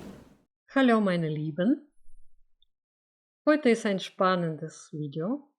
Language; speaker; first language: German; non-native, fluent; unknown